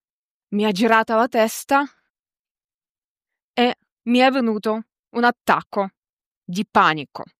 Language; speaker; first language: Italian; non-native, fluent; Ukrainian